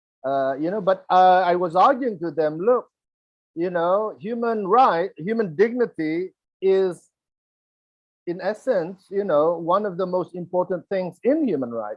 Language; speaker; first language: English; non-native, fluent; Indonesian